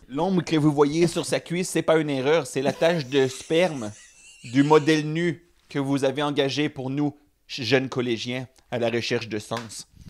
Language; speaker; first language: French; native; French